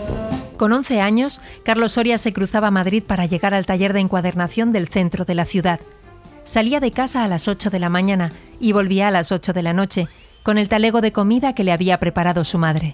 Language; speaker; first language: Spanish; native; Spanish